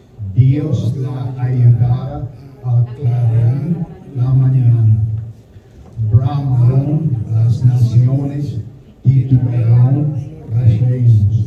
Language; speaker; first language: Spanish; non-native, learner; German